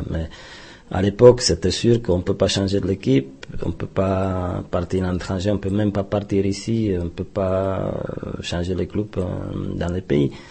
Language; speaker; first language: French; non-native, fluent; Czech